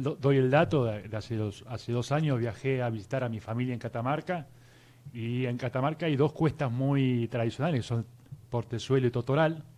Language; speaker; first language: Spanish; native; Spanish